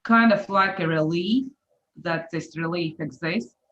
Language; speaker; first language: English; non-native, fluent; Latvian